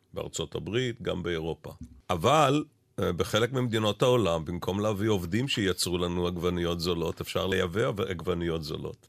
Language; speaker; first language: Hebrew; native; Hebrew